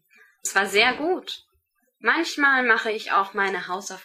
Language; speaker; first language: German; non-native, learner; English